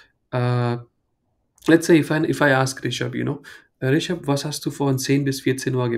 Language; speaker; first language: German; non-native, fluent; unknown